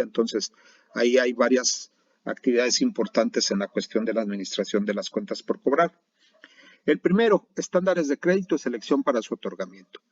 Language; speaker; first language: Spanish; native; Spanish